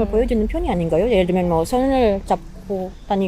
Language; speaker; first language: Korean; non-native, learner; Indonesian